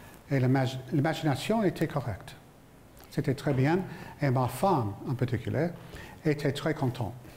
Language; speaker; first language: French; non-native, fluent; English